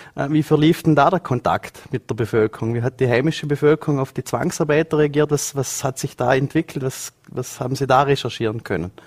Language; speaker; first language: German; native; German